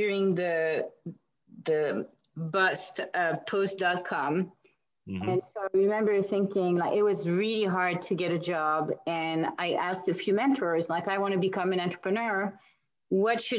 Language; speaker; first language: English; non-native, fluent; French